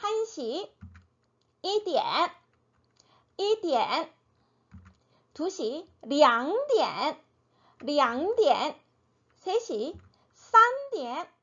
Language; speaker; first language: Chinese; non-native, fluent; Korean